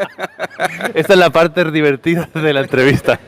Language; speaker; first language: Spanish; native; Spanish